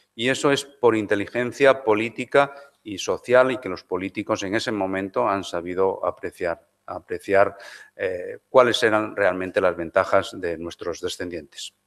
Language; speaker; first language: Spanish; non-native, local second language; Galician